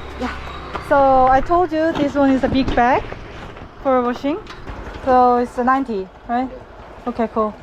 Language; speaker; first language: English; non-native, learner; Korean